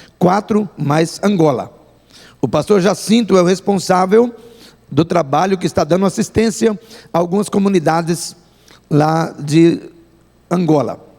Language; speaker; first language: Portuguese; native; Portuguese